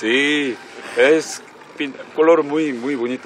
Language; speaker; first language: Spanish; non-native, learner; Korean